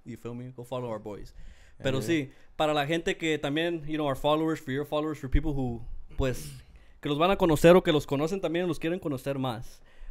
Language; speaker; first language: Spanish; early bilingual, heritage; Spanish